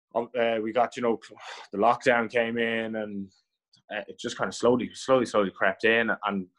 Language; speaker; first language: English; native; English